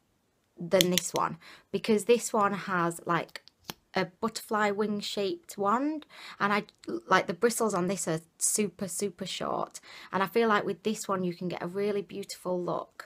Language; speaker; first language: English; native; English